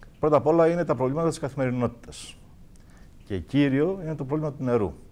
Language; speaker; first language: Greek; native; Greek